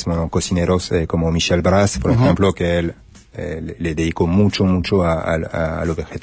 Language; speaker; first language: Spanish; non-native, fluent; French